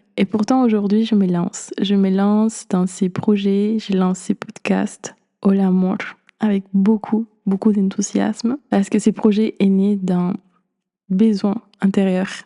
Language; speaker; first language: French; non-native, fluent; Spanish